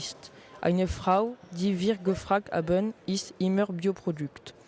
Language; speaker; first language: German; non-native, learner; French